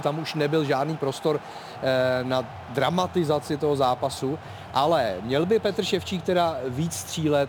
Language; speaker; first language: Czech; native; Czech